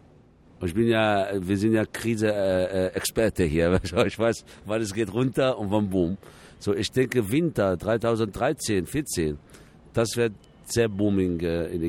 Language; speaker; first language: German; non-native, fluent; Arabic